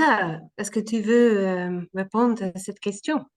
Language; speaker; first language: French; non-native, learner; English